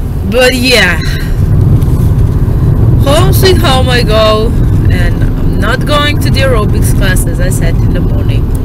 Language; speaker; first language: English; non-native, fluent; Slovenian